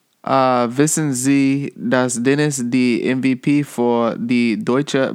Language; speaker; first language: German; non-native, learner; English